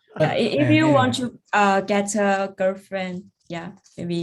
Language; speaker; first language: English; non-native, learner; Chinese